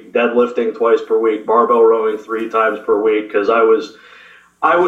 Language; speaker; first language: English; native; English